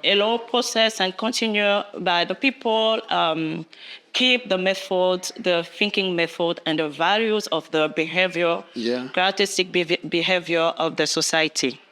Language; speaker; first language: English; non-native, learner; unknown